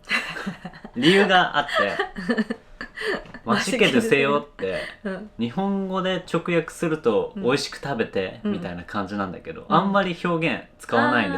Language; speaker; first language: Japanese; native; Japanese